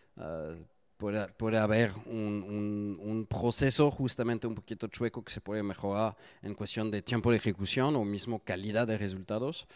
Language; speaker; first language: Spanish; non-native, fluent; French